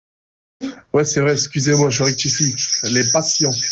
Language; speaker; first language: French; native; French